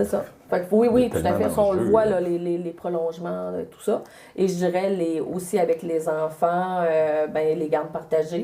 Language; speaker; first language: French; native; French